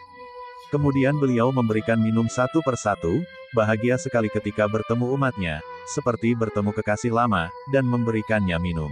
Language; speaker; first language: Indonesian; native; Indonesian